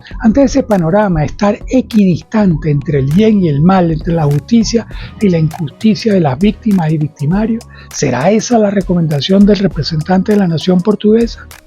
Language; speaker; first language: Spanish; native; Spanish